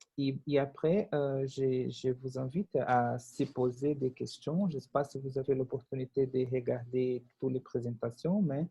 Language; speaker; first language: French; non-native, fluent; Portuguese